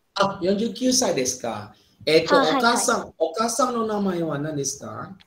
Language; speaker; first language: Japanese; non-native, fluent; Malay